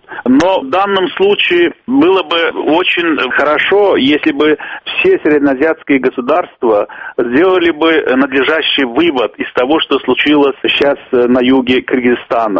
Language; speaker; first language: Russian; native; Russian